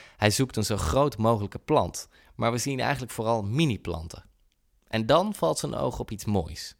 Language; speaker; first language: Dutch; native; Dutch